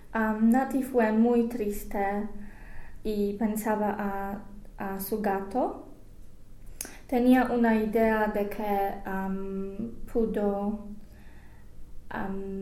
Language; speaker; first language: Spanish; non-native, learner; English